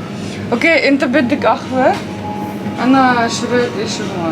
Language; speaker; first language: Arabic; non-native, learner; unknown